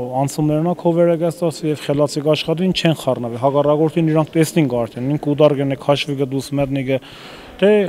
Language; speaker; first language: Armenian; native; Armenian